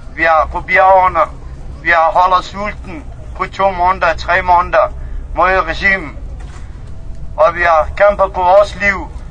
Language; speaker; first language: Danish; non-native, learner; Central Kurdish